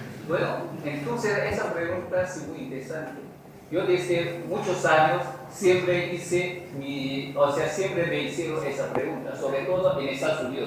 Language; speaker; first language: Spanish; non-native, fluent; Chinese